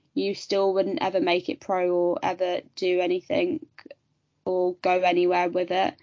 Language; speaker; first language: English; native; English